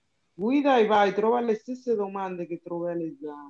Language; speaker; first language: Italian; non-native, fluent; Spanish